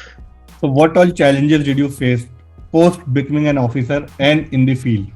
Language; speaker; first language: English; non-native, local second language; Hindi